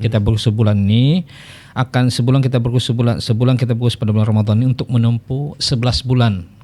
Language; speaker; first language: Malay; native; Malay